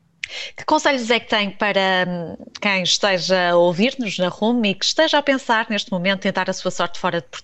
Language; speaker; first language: Portuguese; native; Portuguese